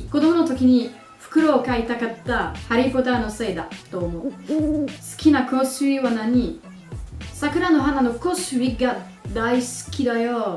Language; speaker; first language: Japanese; non-native, learner; French